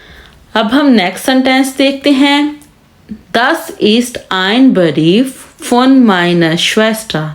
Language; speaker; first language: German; non-native, fluent; Urdu